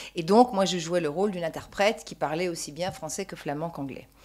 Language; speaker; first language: French; native; French